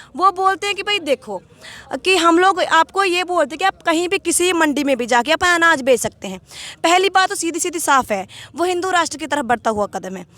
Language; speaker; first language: Hindi; non-native, local second language; Punjabi